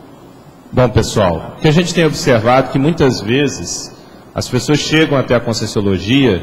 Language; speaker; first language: Portuguese; native; Portuguese